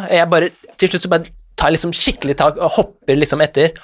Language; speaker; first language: Norwegian; native; Norwegian